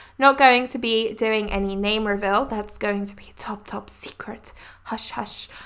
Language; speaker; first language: English; native; English